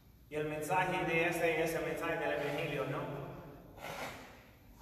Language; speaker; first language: Spanish; non-native, fluent; English